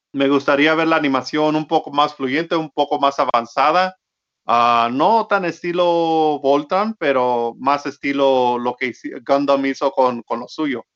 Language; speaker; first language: Spanish; early bilingual, heritage; Spanish